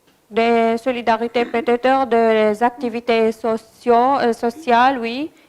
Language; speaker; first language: French; non-native, fluent; Arabic